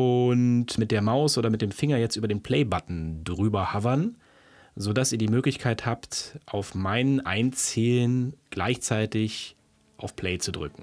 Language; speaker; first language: German; native; German